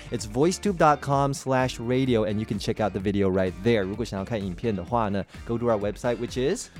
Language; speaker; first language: English; early bilingual, other home language; Chinese